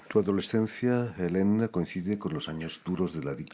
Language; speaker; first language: Spanish; native; Spanish